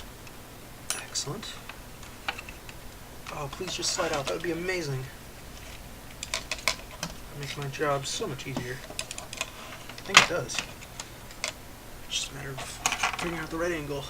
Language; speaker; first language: English; native; English